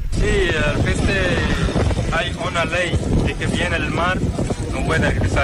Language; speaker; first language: Spanish; non-native, learner; Arabic